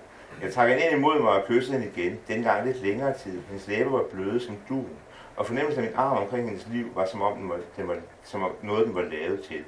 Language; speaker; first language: Danish; native; Danish